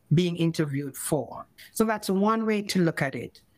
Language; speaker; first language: English; native; English